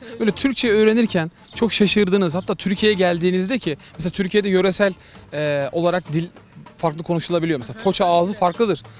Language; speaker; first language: Turkish; native; Turkish